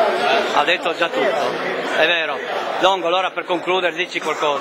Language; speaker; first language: Italian; native; Italian